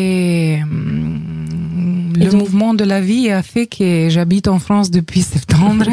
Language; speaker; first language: French; non-native, fluent; Romanian